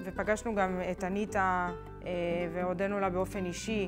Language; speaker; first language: Hebrew; native; Hebrew